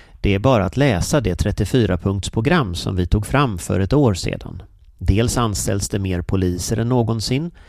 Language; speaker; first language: Swedish; native; Swedish